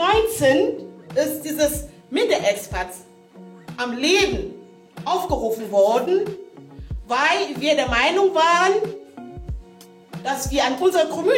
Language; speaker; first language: German; non-native, fluent; French